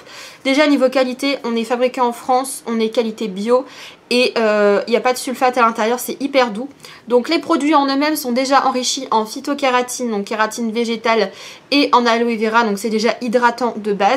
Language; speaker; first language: French; native; French